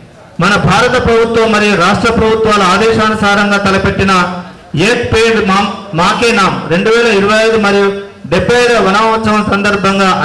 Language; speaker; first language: Telugu; native; Telugu